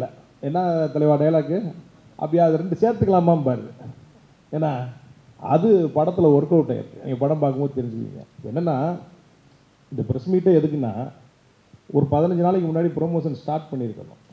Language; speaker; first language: Tamil; native; Tamil